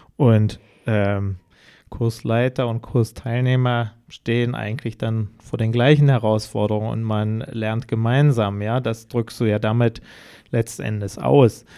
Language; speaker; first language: German; native; German